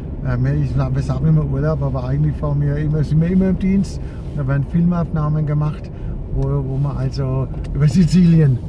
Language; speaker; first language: German; native; German